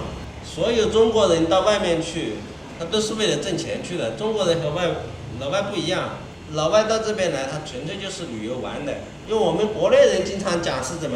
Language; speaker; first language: Chinese; native; Chinese